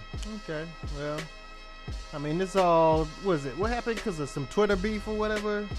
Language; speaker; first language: English; native; English